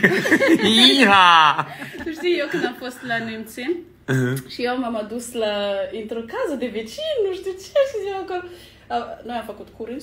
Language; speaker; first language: Romanian; non-native, learner; Malagasy